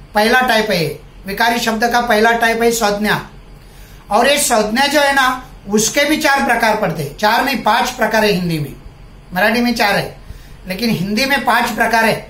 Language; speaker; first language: Hindi; non-native, local second language; Marathi